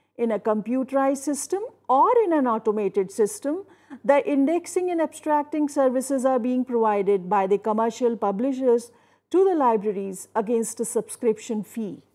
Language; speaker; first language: English; non-native, local second language; Hindi